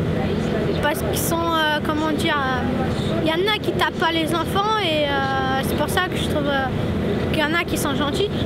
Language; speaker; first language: French; early bilingual, other home language; Romanian